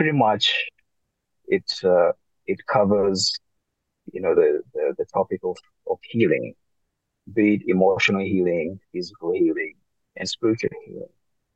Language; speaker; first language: English; non-native, local second language; Tumbuka